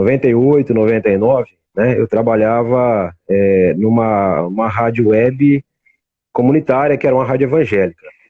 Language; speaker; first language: Portuguese; native; Portuguese